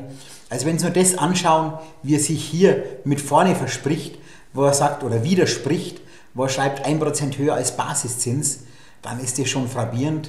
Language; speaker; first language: German; native; German